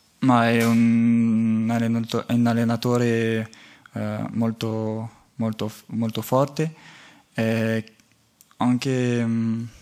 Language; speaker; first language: Italian; non-native, fluent; French